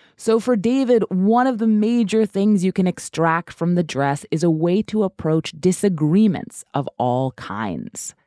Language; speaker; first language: English; non-native, fluent; German